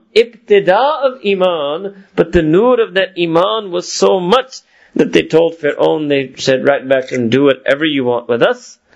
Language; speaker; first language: English; early bilingual, other home language; Urdu